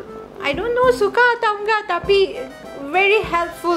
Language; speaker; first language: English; non-native, local second language; Manipuri